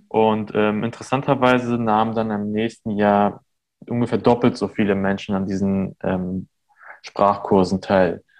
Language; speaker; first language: German; early bilingual, other home language; Armenian